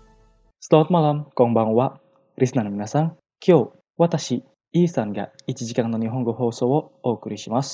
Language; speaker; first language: Japanese; non-native, fluent; Indonesian